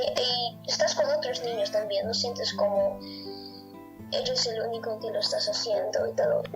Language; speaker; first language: Spanish; non-native, fluent; English